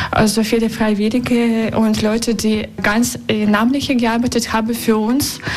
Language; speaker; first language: German; non-native, learner; Russian